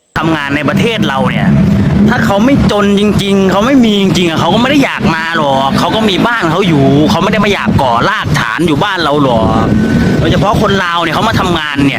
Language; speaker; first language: Thai; native; Thai